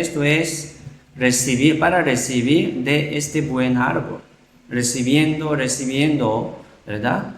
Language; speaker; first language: Spanish; non-native, learner; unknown